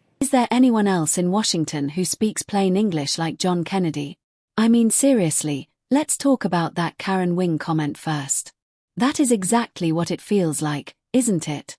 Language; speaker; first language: English; native; English